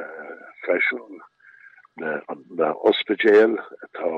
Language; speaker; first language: Irish; non-native, local second language; English